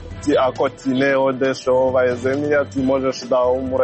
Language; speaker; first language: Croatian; non-native, learner; Rundi